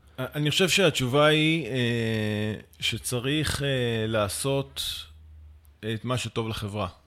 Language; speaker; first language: Hebrew; native; Hebrew